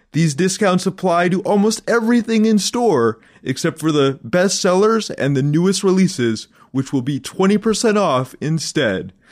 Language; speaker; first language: English; native; English